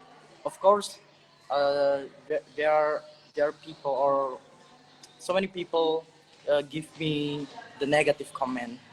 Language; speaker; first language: English; non-native, learner; Indonesian